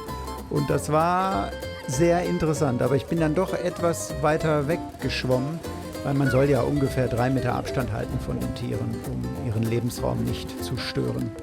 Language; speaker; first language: German; native; German